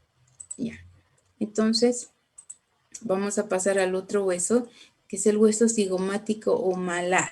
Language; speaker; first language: Spanish; native; Spanish